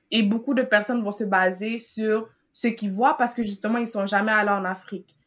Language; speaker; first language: French; early bilingual, other home language; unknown